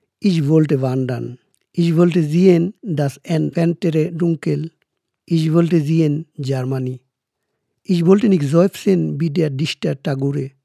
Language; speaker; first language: German; non-native, fluent; Bangla